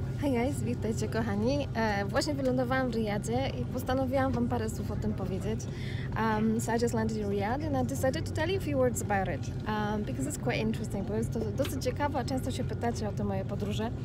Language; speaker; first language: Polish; native; Polish